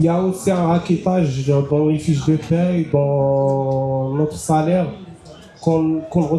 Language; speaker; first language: French; non-native, learner; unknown